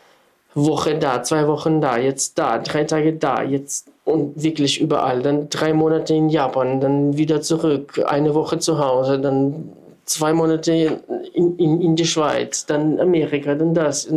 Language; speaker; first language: German; non-native, fluent; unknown